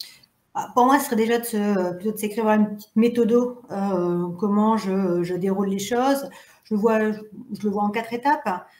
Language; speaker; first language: French; native; French